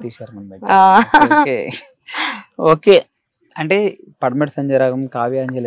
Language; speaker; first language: Telugu; native; Telugu